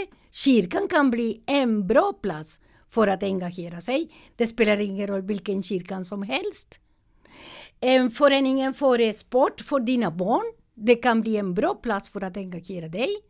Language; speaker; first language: Swedish; non-native, learner; Spanish